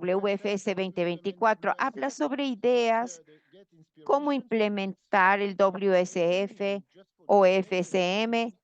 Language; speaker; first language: Spanish; non-native, fluent; Portuguese